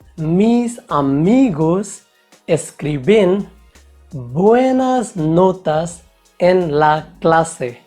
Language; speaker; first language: Spanish; non-native, fluent; Hindi